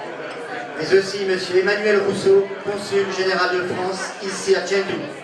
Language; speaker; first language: French; native; French